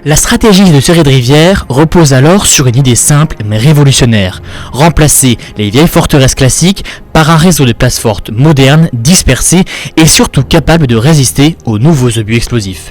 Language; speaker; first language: French; native; French